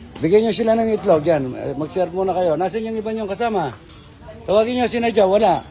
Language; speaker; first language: Filipino; non-native, local second language; Pampanga